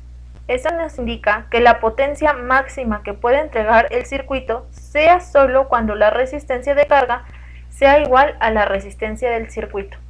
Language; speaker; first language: Spanish; native; Spanish